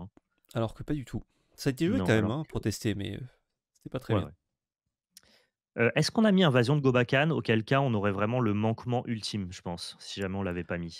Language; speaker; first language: French; native; French